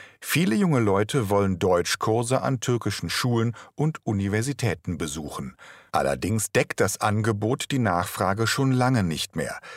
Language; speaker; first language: German; native; German